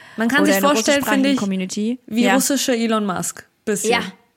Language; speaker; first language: German; early bilingual, other home language; Russian